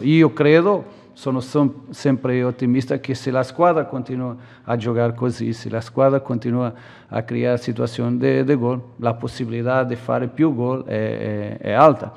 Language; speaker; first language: Italian; non-native, fluent; Portuguese